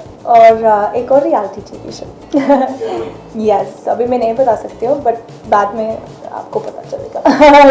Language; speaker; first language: Hindi; non-native, fluent; English